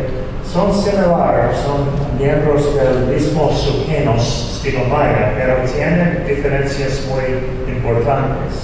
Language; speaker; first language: Spanish; non-native, fluent; English